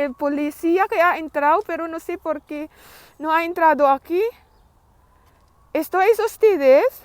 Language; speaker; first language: Spanish; non-native, learner; Filipino